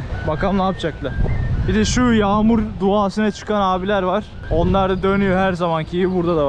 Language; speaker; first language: Turkish; native; Turkish